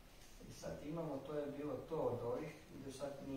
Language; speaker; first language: Croatian; native; Croatian